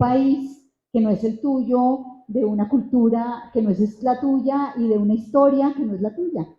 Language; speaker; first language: Spanish; native; Spanish